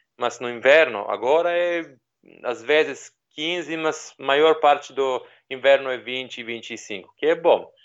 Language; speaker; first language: Portuguese; non-native, learner; Serbian